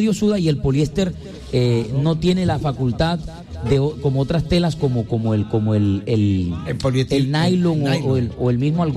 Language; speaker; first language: Spanish; native; Spanish